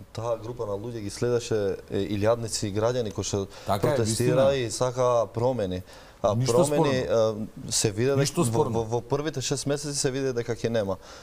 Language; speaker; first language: Macedonian; non-native, local second language; Albanian